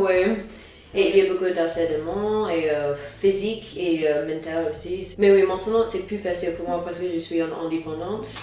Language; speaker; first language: French; non-native, fluent; English